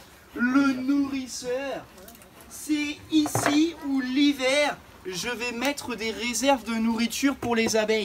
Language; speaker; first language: French; native; French